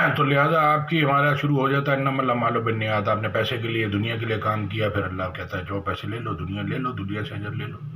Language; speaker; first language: Urdu; native; Urdu